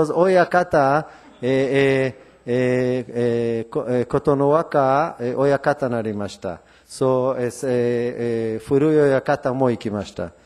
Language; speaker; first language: Japanese; non-native, learner; Hebrew